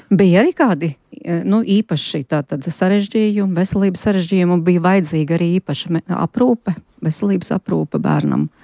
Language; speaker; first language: Latvian; native; Latvian